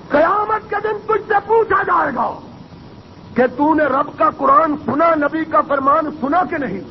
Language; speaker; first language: Urdu; non-native, local second language; Punjabi